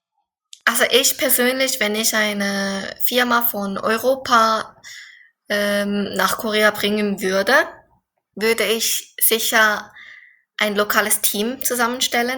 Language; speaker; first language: German; non-native, fluent; Korean